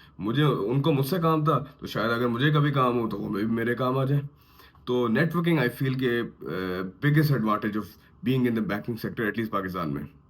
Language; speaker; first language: Urdu; native; Urdu